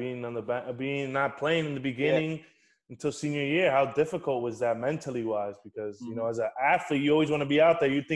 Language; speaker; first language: English; native; English